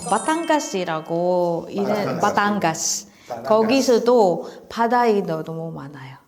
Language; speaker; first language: Korean; non-native, fluent; Filipino